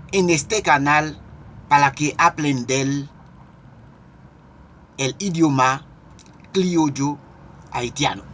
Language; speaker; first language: Spanish; non-native, local second language; Haitian Creole